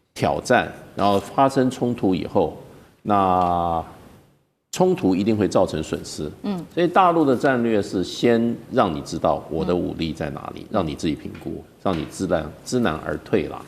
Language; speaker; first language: Chinese; native; Chinese